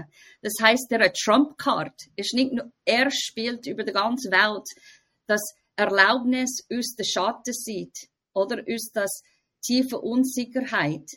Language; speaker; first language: German; non-native, fluent; English